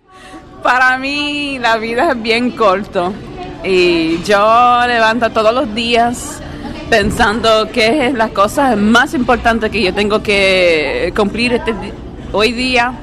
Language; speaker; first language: Spanish; early bilingual, heritage; English